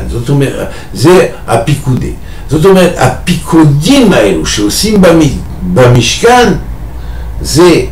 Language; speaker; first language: Hebrew; non-native, fluent; French